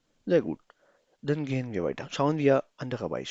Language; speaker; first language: German; non-native, fluent; Urdu